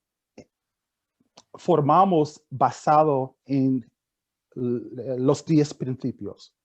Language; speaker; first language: Spanish; non-native, fluent; English